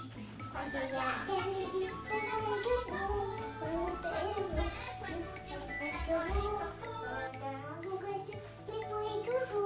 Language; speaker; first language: Chinese; early bilingual, heritage; Chinese